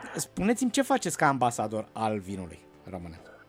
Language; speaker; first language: Romanian; native; Romanian